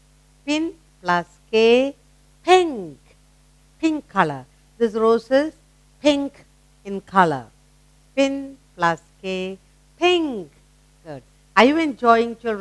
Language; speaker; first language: English; non-native, local second language; Tamil